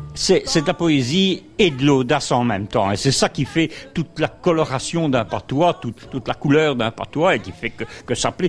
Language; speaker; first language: French; native; French